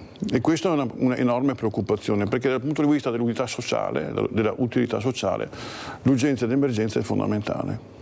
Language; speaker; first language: Italian; native; Italian